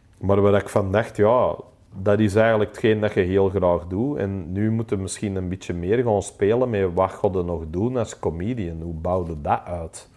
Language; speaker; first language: Dutch; non-native, local second language; English